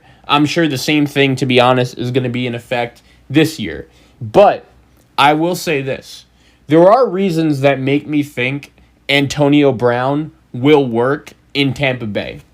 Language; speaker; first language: English; native; English